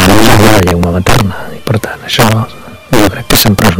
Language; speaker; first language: Catalan; non-native, local second language; Spanish